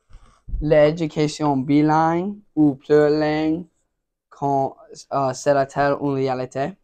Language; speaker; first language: French; non-native, learner; English